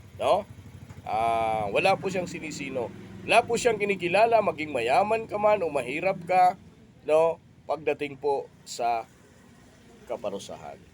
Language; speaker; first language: Filipino; native; Filipino